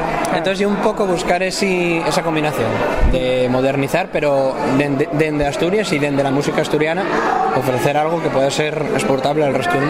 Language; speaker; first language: Spanish; native; Spanish